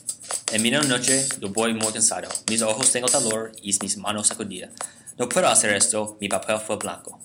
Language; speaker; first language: Spanish; non-native, learner; English